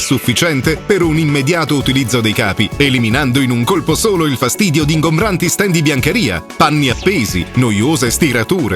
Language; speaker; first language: Italian; native; Italian